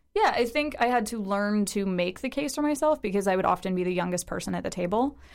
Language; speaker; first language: English; early bilingual, other home language; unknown